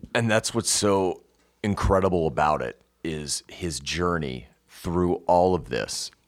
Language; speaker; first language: English; native; English